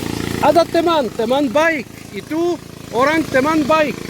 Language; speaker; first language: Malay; non-native, learner; German